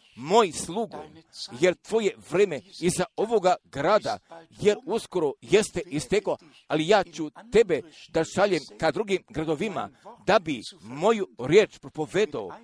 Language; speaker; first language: Croatian; early bilingual, heritage; Croatian